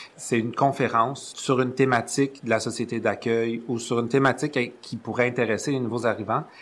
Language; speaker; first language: French; native; French